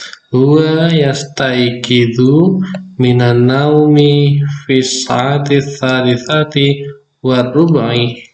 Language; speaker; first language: Arabic; non-native, fluent; Indonesian